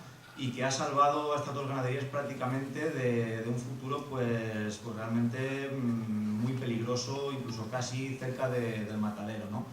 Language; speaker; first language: Spanish; native; Spanish